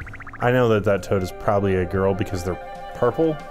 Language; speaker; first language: English; native; English